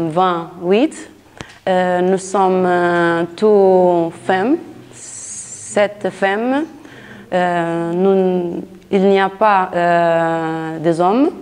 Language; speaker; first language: French; non-native, fluent; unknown